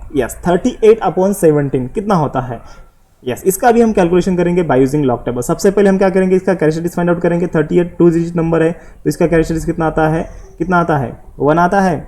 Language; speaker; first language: Hindi; non-native, local second language; Marathi